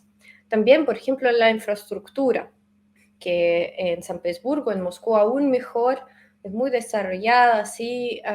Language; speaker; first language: Spanish; non-native, fluent; Russian